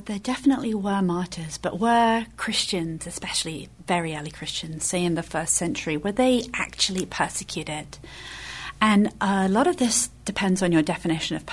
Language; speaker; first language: English; native; English